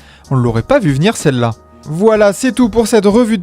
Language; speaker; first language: French; native; French